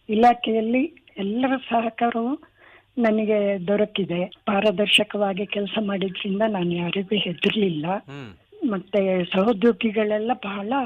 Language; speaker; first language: Kannada; non-native, local second language; Kodava